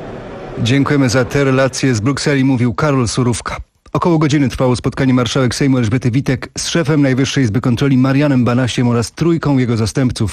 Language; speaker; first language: Polish; native; Polish